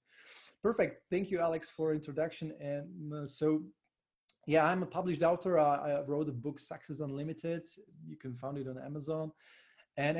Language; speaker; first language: English; non-native, fluent; Slovak